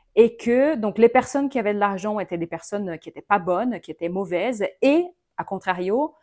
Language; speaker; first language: French; non-native, fluent; Portuguese